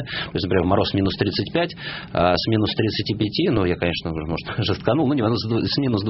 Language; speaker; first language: Russian; native; Russian